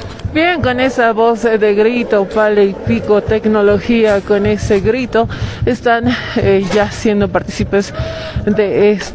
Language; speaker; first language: Spanish; native; Spanish